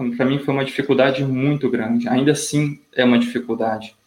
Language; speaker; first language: Portuguese; native; Portuguese